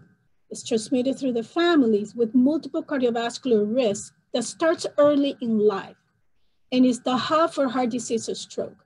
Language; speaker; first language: English; non-native, fluent; Spanish